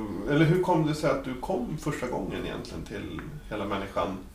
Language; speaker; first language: Swedish; native; Swedish